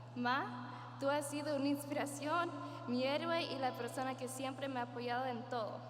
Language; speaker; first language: Spanish; early bilingual, heritage; Spanish